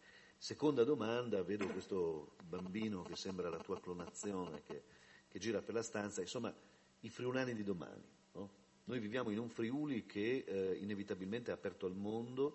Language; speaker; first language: Italian; native; Italian